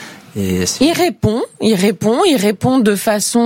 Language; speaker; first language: French; native; French